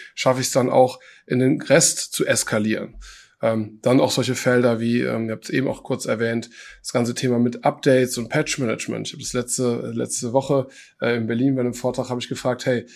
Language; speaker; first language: German; early bilingual, other home language; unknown